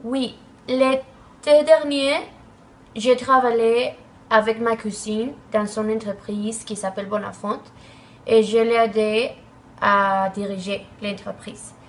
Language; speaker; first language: French; non-native, learner; Spanish